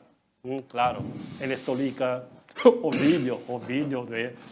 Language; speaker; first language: Portuguese; non-native, fluent; Chinese